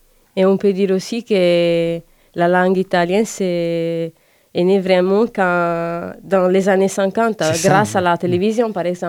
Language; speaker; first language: French; non-native, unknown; Italian